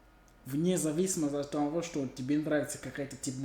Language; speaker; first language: Russian; non-native, fluent; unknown